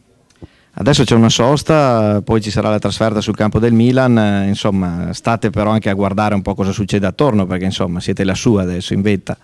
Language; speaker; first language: Italian; native; Italian